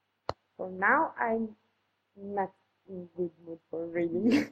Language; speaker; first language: English; non-native, fluent; Serbian